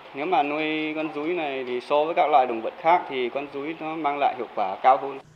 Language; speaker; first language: Vietnamese; non-native, local second language; Iu Mien